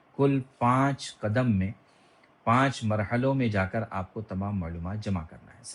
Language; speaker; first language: Urdu; native; Urdu